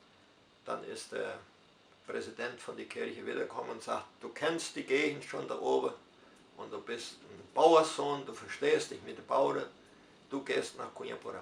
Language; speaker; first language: German; early bilingual, heritage; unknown